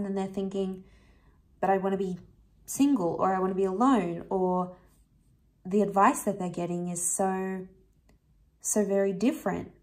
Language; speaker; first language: English; native; English